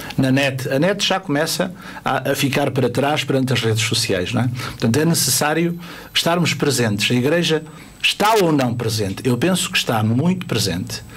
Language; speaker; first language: Portuguese; native; Portuguese